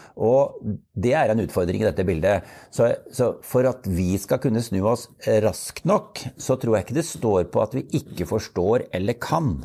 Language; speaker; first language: Norwegian; native; Norwegian